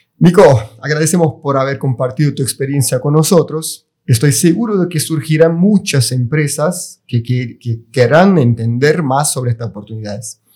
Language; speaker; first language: Spanish; non-native, fluent; Portuguese